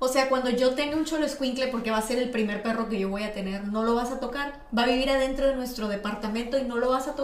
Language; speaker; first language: Spanish; native; Spanish